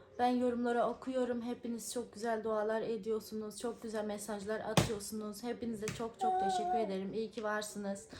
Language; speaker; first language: Turkish; native; Turkish